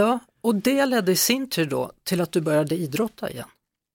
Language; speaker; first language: Swedish; native; Swedish